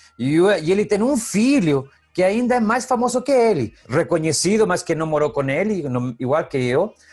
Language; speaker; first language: Portuguese; non-native, fluent; Spanish